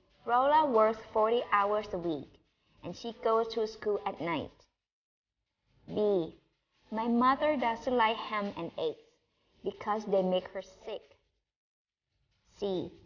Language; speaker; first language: English; non-native, fluent; Thai